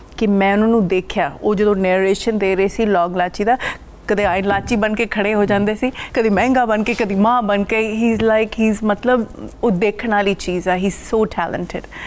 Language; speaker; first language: Punjabi; early bilingual, heritage; Punjabi